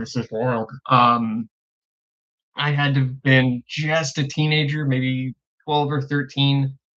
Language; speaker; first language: English; native; English